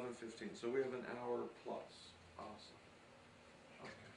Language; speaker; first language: English; native; English